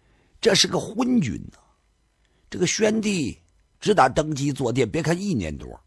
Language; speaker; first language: Chinese; native; Chinese